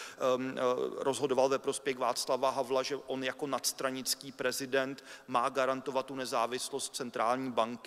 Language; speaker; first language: Czech; native; Czech